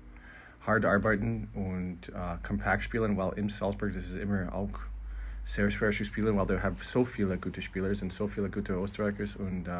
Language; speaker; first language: German; non-native, learner; English